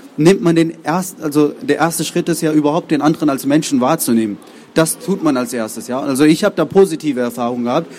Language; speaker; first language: German; non-native, fluent; Urdu